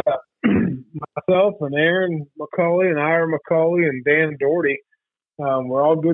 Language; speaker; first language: English; native; English